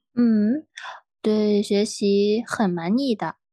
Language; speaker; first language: Chinese; non-native, fluent; Thai